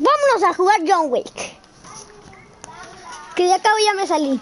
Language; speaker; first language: Spanish; native; Spanish